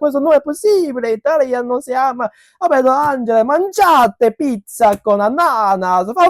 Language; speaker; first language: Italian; non-native, fluent; Cantonese